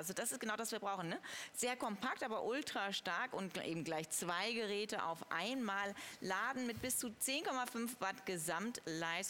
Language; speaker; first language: German; native; German